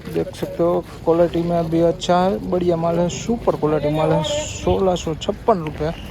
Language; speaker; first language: Hindi; non-native, local second language; Gujarati